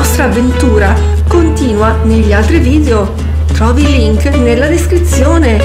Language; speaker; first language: Italian; native; Italian